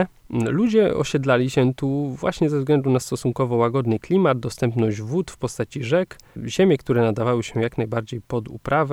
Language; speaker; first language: Polish; native; Polish